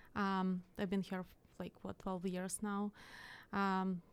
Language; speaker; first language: English; non-native, fluent; Ukrainian